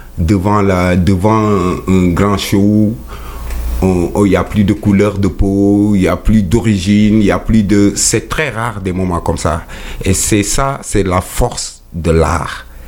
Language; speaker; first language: French; non-native, local second language; Wolof